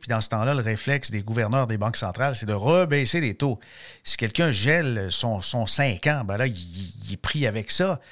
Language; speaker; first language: French; native; French